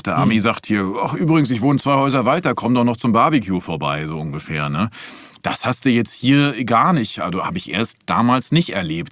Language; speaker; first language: German; native; German